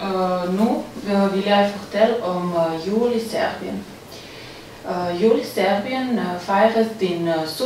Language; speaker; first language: Danish; non-native, learner; Serbian